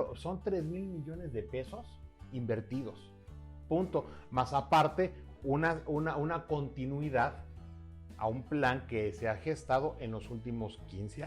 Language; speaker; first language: Spanish; native; Spanish